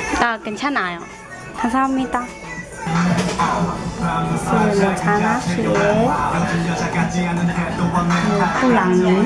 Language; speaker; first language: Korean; non-native, learner; Chinese